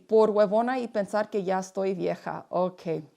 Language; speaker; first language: Spanish; early bilingual, heritage; Spanish